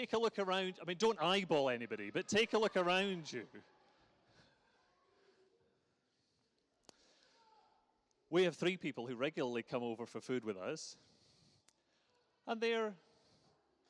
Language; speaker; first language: English; native; English